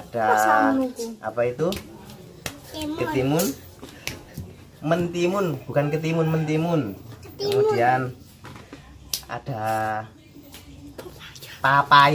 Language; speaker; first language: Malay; non-native, local second language; Javanese